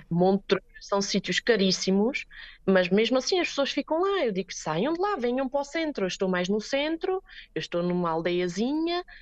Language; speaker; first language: Portuguese; native; Portuguese